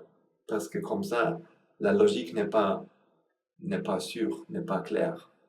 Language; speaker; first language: French; non-native, learner; Sinhala